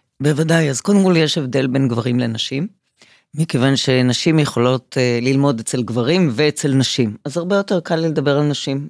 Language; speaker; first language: Hebrew; native; Hebrew